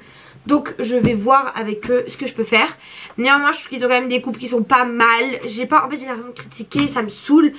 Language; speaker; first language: French; native; French